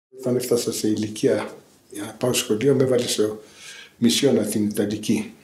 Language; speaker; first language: Greek; early bilingual, heritage; Greek